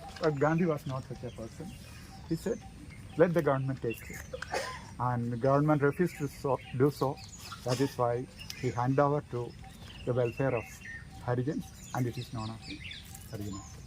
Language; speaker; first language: English; non-native, local second language; Malayalam